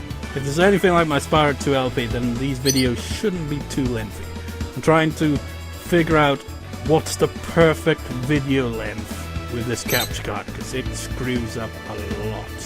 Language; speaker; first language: English; native; English